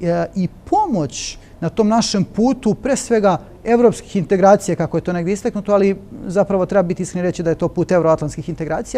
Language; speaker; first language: Bosnian; native; Bosnian